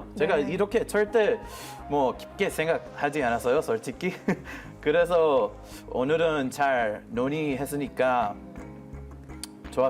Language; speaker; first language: Korean; non-native, fluent; Hebrew